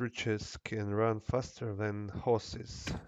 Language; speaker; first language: English; non-native, learner; Russian